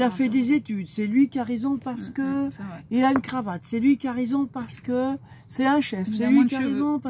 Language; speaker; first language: French; native; French